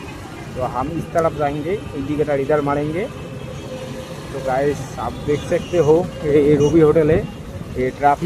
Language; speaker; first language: Hindi; non-native, local second language; Bangla